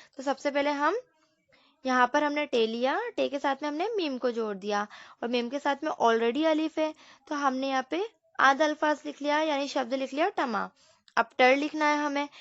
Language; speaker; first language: Hindi; native; Hindi